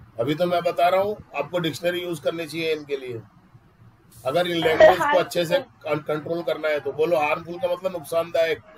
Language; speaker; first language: Hindi; native; Hindi